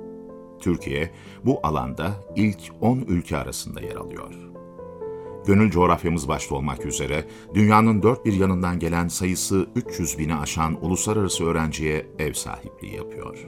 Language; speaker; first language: Turkish; native; Turkish